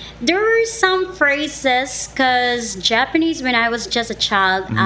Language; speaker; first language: English; non-native, local second language; Cebuano